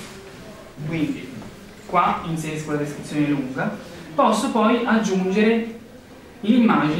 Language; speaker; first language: Italian; native; Italian